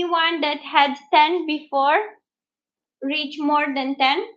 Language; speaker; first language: English; non-native, learner; Spanish